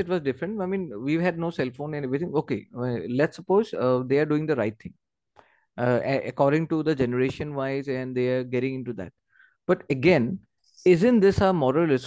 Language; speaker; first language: English; non-native, local second language; Assamese